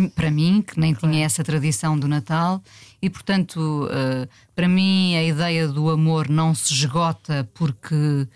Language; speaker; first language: Portuguese; native; Portuguese